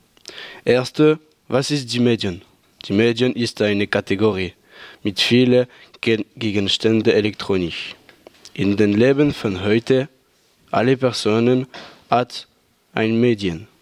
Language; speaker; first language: German; non-native, learner; French